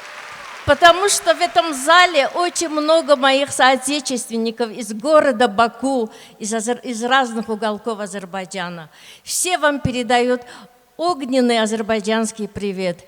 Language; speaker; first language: Russian; non-native, local second language; Lezghian